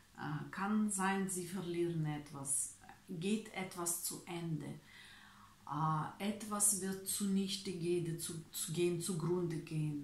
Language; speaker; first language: German; non-native, fluent; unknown